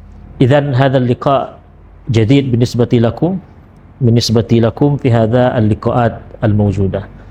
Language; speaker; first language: Arabic; non-native, fluent; Indonesian